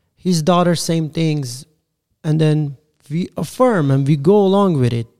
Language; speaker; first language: English; non-native, fluent; Persian